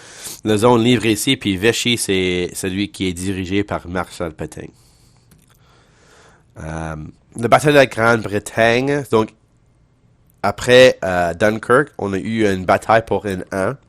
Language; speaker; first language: French; non-native, local second language; English